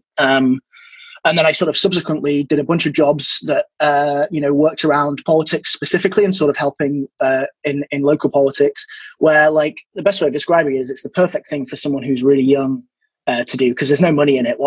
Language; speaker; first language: English; native; English